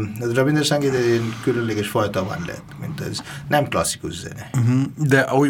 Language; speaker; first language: Hungarian; non-native, fluent; Bangla